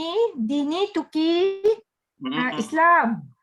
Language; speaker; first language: Arabic; non-native, learner; Malay